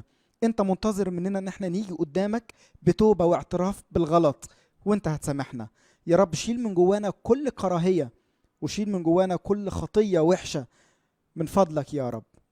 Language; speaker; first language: Arabic; native; Arabic